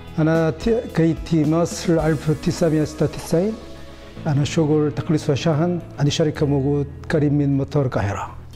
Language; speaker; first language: Egyptian Arabic; non-native, learner; Korean